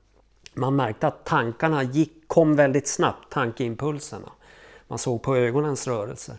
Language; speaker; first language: Swedish; native; Swedish